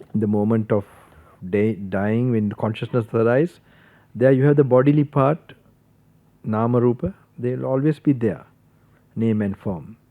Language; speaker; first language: English; non-native, local second language; Sinhala